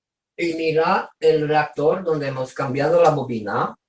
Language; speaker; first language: Spanish; non-native, fluent; Romanian